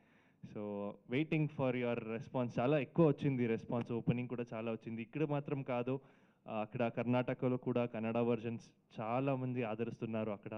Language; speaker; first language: Telugu; non-native, fluent; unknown